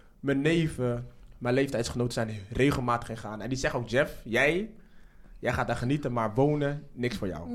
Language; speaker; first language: Dutch; early bilingual, other home language; Akan